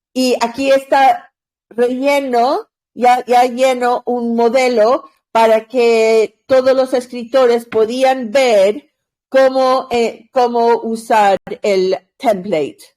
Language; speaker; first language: Spanish; non-native, learner; English